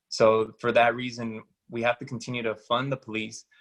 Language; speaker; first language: English; early bilingual, other home language; Spanish